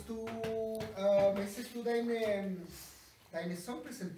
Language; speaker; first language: German; non-native, learner; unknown